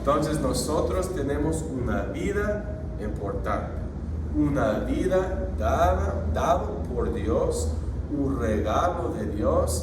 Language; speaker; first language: Spanish; non-native, fluent; English